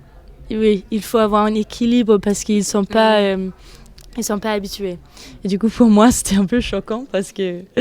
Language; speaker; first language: French; non-native, fluent; Danish